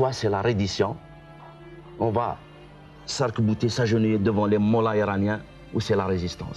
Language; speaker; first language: French; non-native, local second language; Kabyle